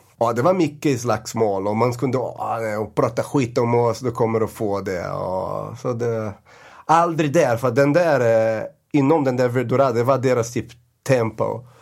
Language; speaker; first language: Swedish; non-native, fluent; Portuguese